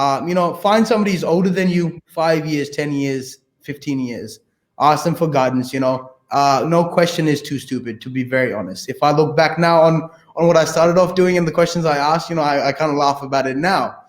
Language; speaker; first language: English; early bilingual, other home language; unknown